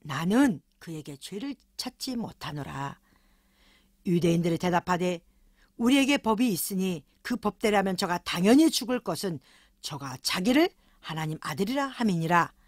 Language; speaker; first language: Korean; native; Korean